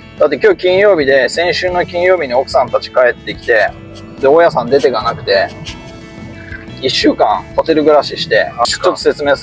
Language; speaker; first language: Japanese; native; Japanese